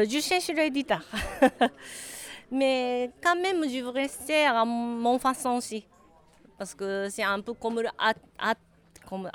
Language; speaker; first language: French; non-native, learner; Japanese